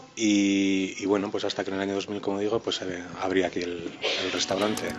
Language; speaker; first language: Spanish; native; Spanish